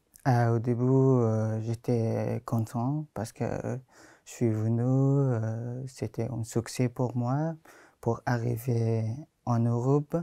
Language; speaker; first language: French; non-native, learner; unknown